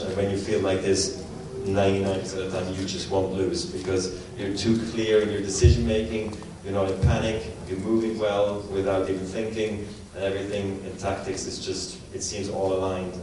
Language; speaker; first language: English; non-native, fluent; German